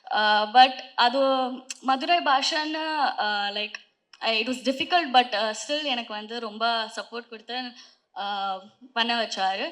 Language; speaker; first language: Tamil; non-native, fluent; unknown